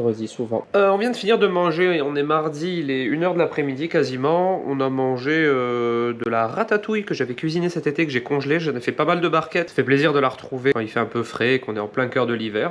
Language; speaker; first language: French; native; French